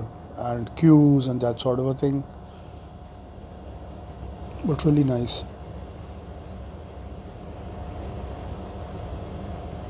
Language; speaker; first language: English; non-native, local second language; Hindi